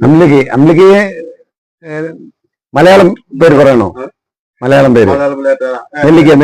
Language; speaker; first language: Malayalam; non-native, learner; Assamese